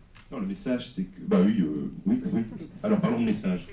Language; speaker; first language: French; native; French